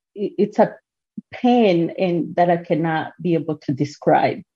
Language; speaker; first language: English; non-native, local second language; Kinyarwanda